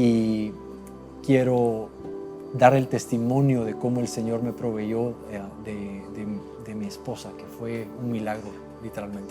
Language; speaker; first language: Spanish; native; Spanish